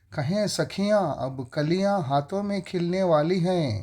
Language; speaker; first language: Hindi; non-native, local second language; Telugu